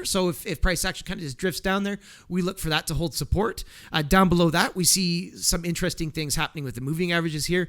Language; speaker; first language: English; native; English